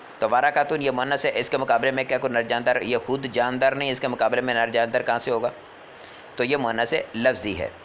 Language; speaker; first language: Urdu; native; Urdu